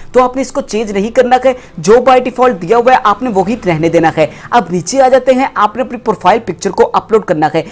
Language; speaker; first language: Urdu; non-native, local second language; Punjabi